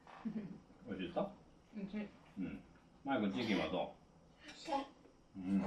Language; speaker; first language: Japanese; native; Japanese